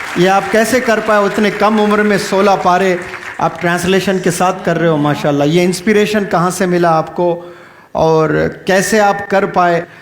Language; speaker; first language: Urdu; native; Urdu